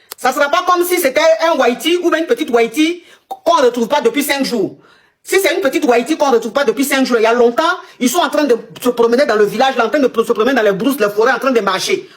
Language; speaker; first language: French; non-native, local second language; Lingala